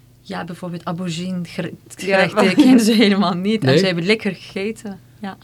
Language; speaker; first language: Dutch; non-native, fluent; Turkish